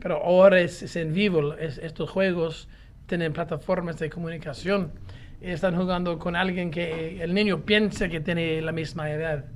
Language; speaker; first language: Spanish; non-native, fluent; English